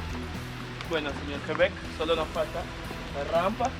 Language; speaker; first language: Spanish; native; Spanish